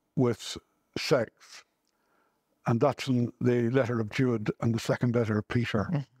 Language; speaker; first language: English; native; English